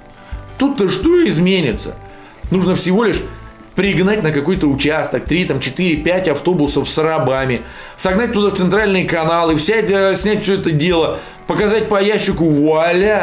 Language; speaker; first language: Russian; native; Russian